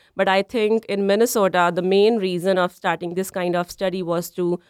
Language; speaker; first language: English; non-native, local second language; Punjabi